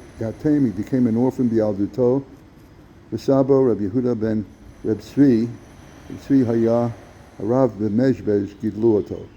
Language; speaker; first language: Hebrew; non-native, fluent; English